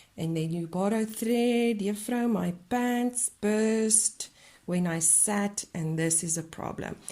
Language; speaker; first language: English; non-native, local second language; Afrikaans